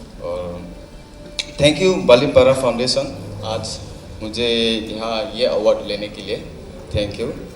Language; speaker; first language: Hindi; non-native, local second language; Mizo